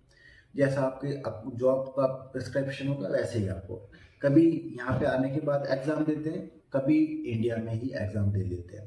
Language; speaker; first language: Hindi; native; Hindi